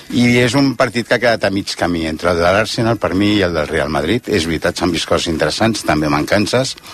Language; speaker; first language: Catalan; native; Catalan